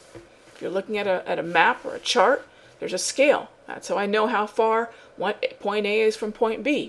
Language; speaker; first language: English; native; English